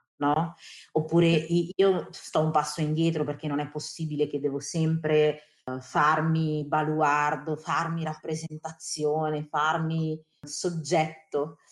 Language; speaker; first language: Italian; early bilingual, other home language; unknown